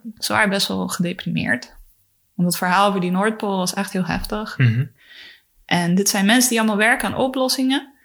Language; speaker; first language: Dutch; early bilingual, other home language; Spanish